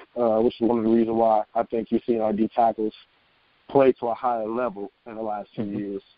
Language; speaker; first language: English; native; English